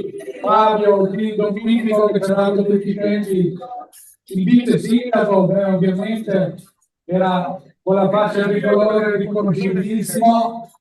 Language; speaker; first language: Italian; native; Italian